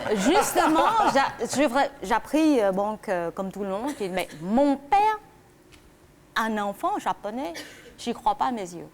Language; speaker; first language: French; non-native, learner; Vietnamese